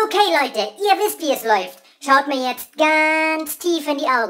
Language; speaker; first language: German; native; German